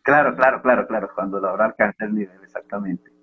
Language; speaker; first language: Spanish; native; Spanish